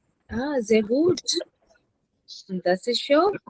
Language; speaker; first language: German; non-native, fluent; Hindi